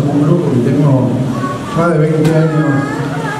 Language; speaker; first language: Spanish; native; Spanish